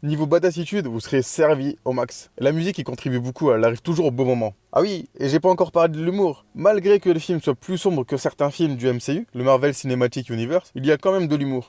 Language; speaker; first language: French; native; French